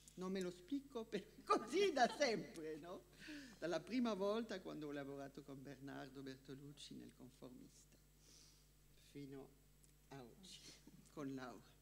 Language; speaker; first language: Italian; non-native, fluent; French